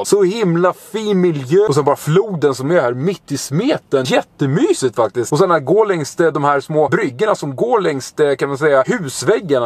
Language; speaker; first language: Swedish; native; Swedish